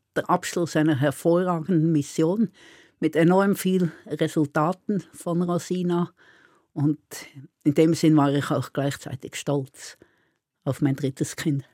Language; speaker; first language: German; native; German